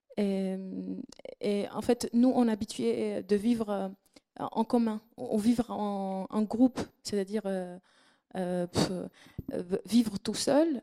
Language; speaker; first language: French; non-native, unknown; Arabic